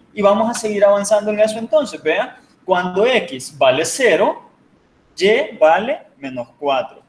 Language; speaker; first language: Spanish; native; Spanish